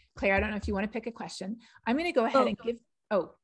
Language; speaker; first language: English; native; English